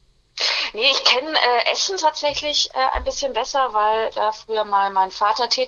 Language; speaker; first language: German; native; German